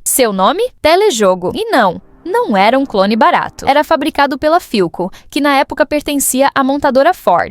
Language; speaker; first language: Portuguese; native; Portuguese